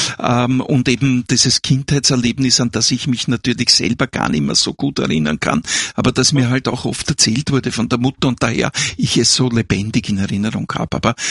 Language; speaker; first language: German; native; German